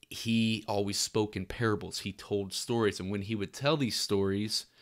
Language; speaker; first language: English; native; English